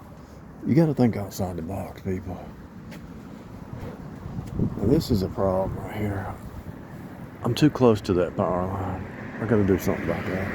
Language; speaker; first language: English; native; English